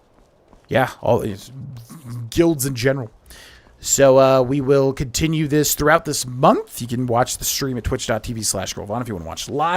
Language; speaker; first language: English; native; English